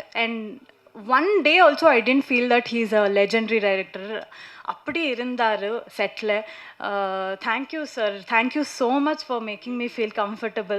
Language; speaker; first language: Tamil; non-native, learner; Kannada